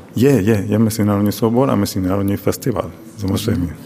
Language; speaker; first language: Czech; non-native, learner; Spanish